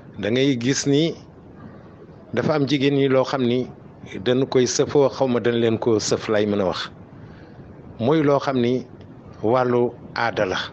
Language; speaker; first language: Wolof; native; Wolof